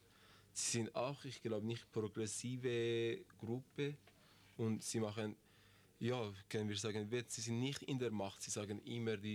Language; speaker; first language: German; non-native, learner; Persian